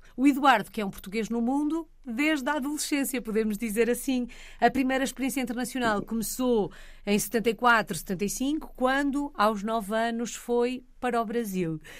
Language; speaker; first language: Portuguese; native; Portuguese